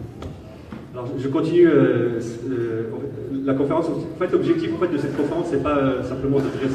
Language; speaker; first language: French; native; French